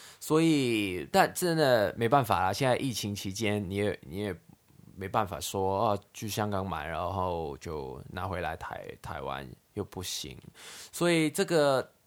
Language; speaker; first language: Chinese; non-native, local second language; Cantonese